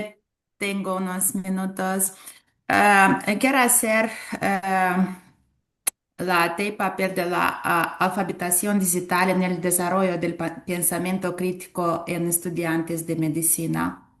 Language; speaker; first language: Spanish; non-native, learner; Romanian